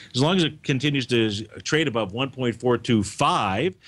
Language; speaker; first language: English; native; English